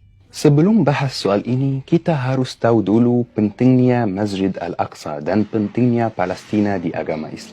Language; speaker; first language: Indonesian; non-native, fluent; Arabic